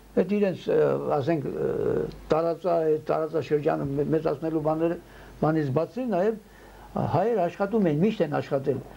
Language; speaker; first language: Armenian; early bilingual, heritage; Armenian